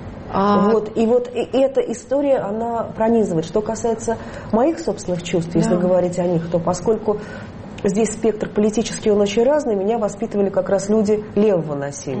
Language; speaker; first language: Russian; native; Russian